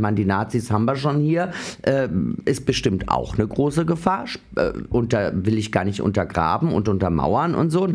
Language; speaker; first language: German; native; German